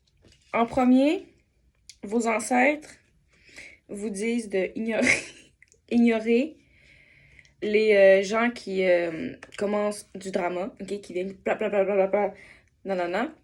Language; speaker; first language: French; native; French